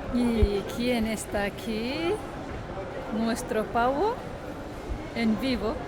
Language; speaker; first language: Spanish; non-native, learner; Turkmen